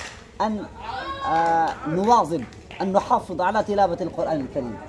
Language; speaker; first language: Arabic; non-native, fluent; Urdu